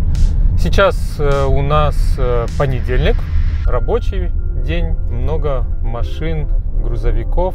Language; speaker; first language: Russian; native; Russian